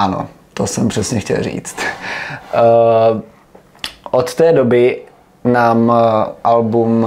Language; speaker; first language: Czech; native; Czech